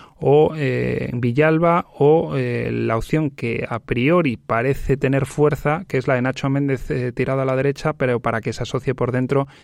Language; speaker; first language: Spanish; native; Spanish